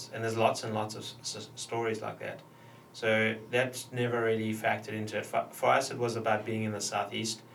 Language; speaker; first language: English; native; English